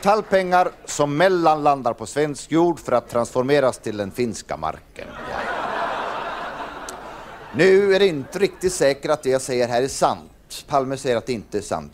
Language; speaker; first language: Swedish; native; Swedish